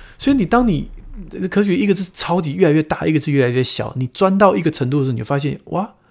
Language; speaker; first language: Chinese; native; Chinese